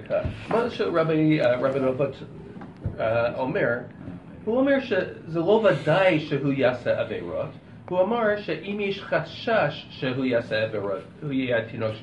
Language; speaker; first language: Hebrew; non-native, fluent; English